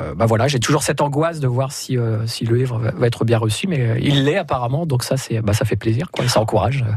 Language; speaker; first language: French; native; French